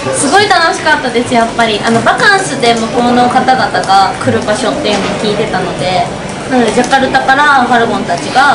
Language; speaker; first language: Japanese; native; Japanese